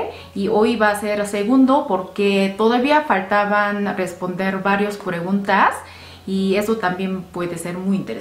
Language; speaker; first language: Spanish; non-native, fluent; Korean